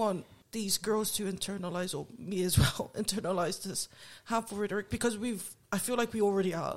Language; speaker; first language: English; native; English